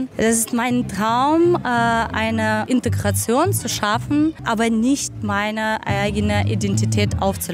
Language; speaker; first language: German; non-native, fluent; Ukrainian